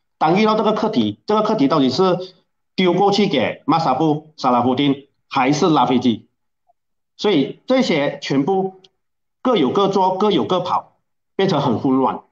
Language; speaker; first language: Chinese; native; Chinese